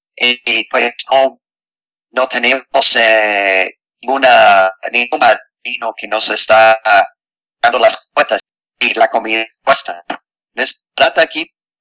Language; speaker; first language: Spanish; non-native, fluent; English